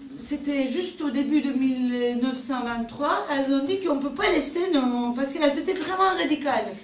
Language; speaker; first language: French; non-native, fluent; Turkish